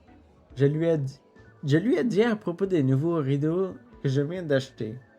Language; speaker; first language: French; non-native, local second language; English